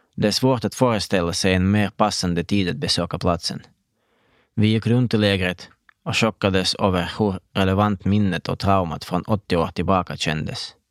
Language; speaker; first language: Swedish; non-native, fluent; Russian